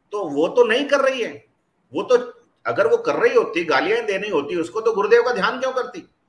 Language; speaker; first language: Hindi; native; Hindi